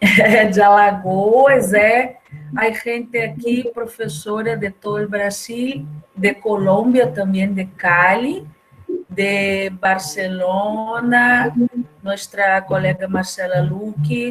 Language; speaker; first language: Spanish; non-native, fluent; Portuguese